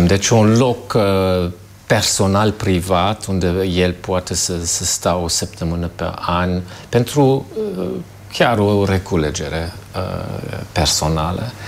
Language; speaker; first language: Romanian; non-native, fluent; German